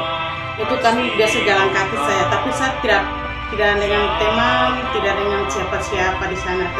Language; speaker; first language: Indonesian; non-native, local second language; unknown